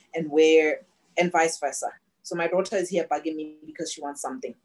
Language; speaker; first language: English; non-native, local second language; Tswana